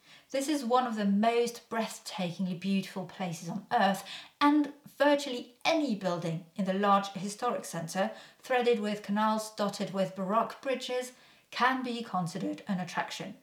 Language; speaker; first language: English; non-native, fluent; French